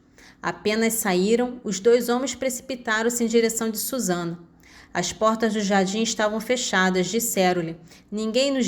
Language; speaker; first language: Portuguese; native; Portuguese